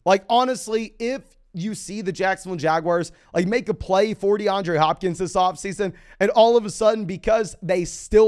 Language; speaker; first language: English; native; English